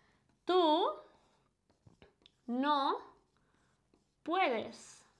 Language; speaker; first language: Spanish; non-native, fluent; Indonesian